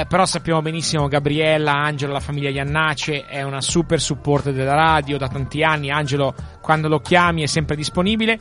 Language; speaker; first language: Italian; early bilingual, heritage; Italian